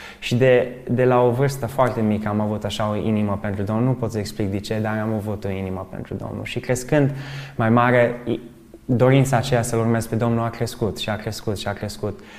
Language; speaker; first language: Romanian; early bilingual, other home language; English